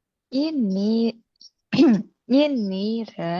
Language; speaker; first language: Chinese; non-native, learner; Indonesian